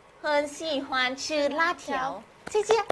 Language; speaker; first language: Chinese; non-native, learner; Thai